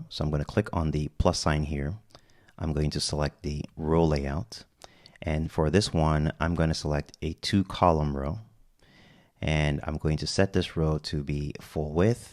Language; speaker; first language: English; native; English